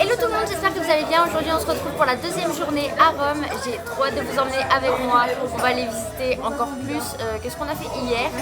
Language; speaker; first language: French; native; French